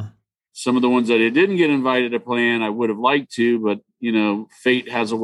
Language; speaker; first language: English; native; English